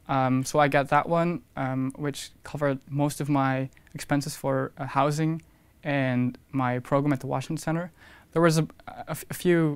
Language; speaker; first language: English; non-native, fluent; Dutch